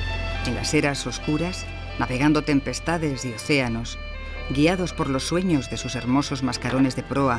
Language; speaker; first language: Spanish; native; Spanish